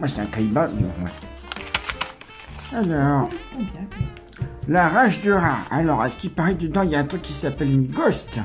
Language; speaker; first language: French; native; French